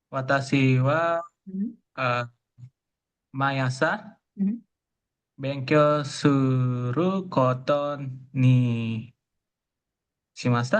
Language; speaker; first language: Japanese; non-native, learner; Indonesian